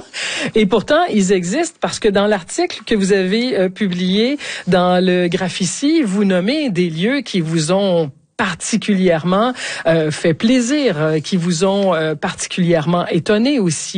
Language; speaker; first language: French; native; French